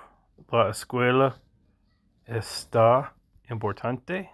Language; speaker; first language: Spanish; non-native, learner; English